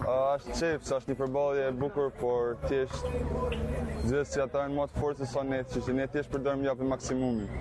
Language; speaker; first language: Albanian; native; Albanian